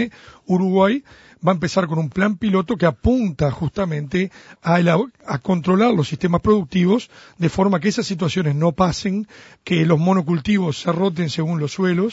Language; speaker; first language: Spanish; native; Spanish